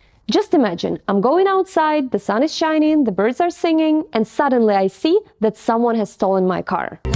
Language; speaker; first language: English; non-native, fluent; Ukrainian